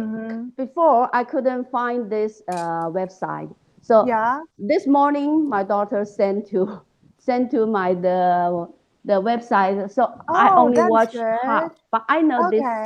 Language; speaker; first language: English; non-native, learner; Chinese